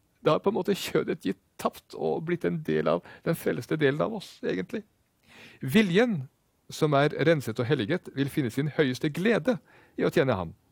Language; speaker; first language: Norwegian; native; Norwegian